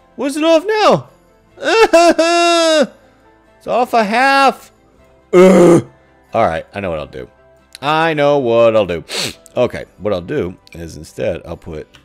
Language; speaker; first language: English; native; English